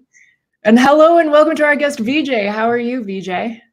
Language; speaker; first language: English; native; English